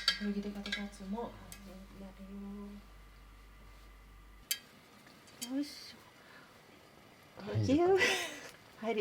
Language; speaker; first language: Japanese; native; Japanese